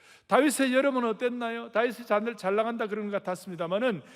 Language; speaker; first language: Korean; native; Korean